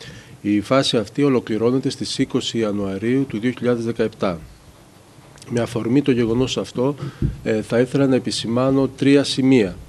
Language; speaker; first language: Greek; native; Greek